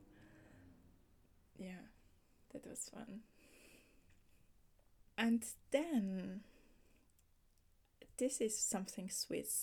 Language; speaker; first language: English; non-native, fluent; German